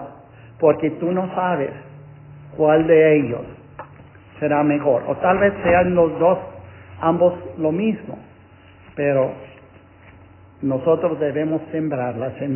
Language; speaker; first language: Spanish; non-native, fluent; English